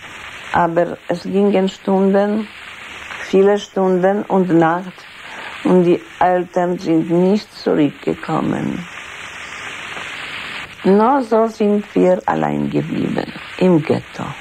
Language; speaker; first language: German; non-native, fluent; Polish